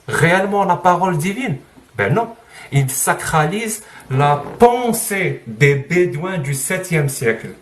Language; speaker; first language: French; non-native, local second language; Arabic